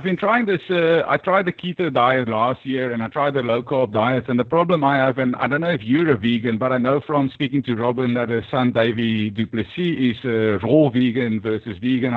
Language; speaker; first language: English; non-native, local second language; Afrikaans